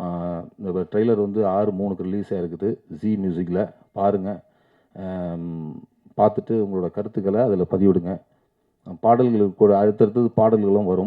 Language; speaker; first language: Tamil; native; Tamil